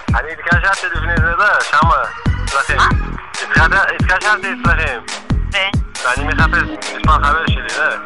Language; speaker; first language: Hebrew; non-native, learner; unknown